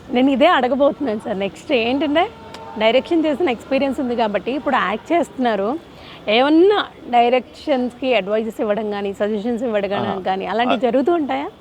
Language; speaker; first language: Telugu; native; Telugu